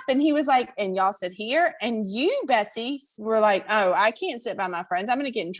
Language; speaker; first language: English; native; English